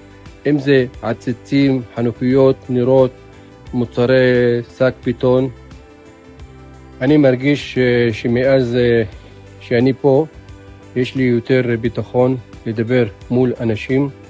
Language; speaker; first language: Hebrew; non-native, local second language; Arabic